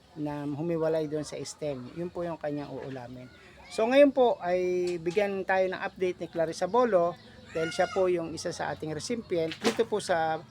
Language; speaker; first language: Filipino; native; Filipino